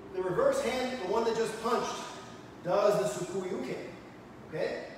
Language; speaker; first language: English; native; English